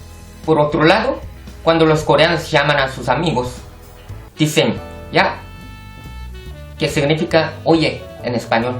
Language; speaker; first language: Spanish; non-native, fluent; Korean